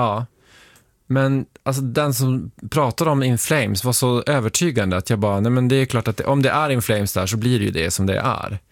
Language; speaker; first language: Swedish; native; Swedish